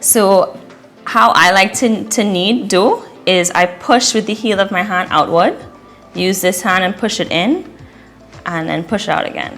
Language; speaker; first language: English; native; English